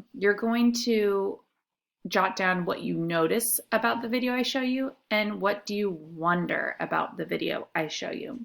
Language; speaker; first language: English; native; English